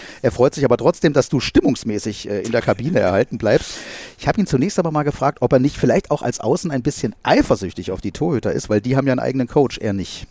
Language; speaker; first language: German; native; German